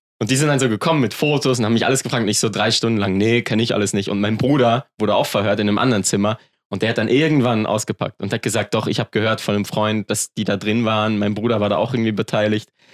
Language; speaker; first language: German; native; German